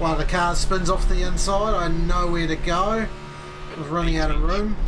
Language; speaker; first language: English; native; English